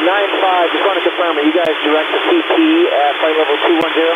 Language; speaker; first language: English; native; English